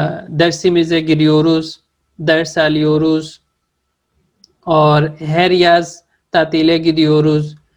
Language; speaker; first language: Turkish; non-native, fluent; Urdu